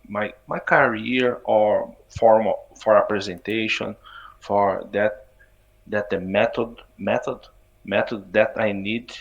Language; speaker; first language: English; non-native, learner; Portuguese